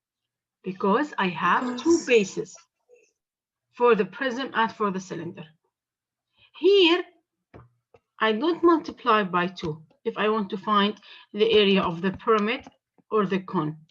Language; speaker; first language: English; non-native, fluent; Arabic